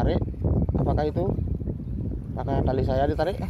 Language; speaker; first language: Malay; non-native, local second language; Balinese